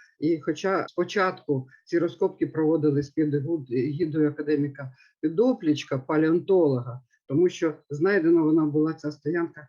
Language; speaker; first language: Ukrainian; native; Ukrainian